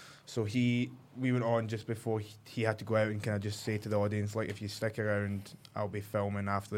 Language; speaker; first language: English; native; English